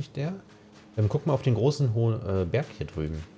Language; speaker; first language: German; native; German